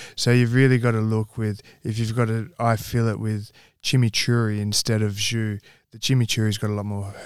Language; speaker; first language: English; native; English